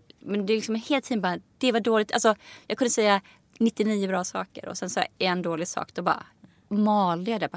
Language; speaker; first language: Swedish; native; Swedish